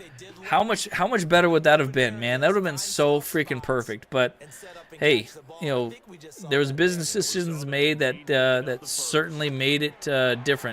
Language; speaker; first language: English; native; English